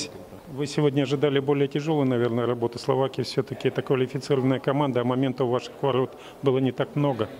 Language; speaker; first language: Russian; native; Russian